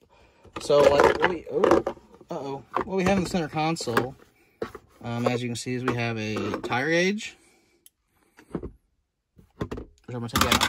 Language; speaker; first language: English; native; English